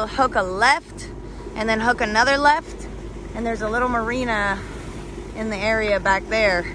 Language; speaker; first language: English; native; English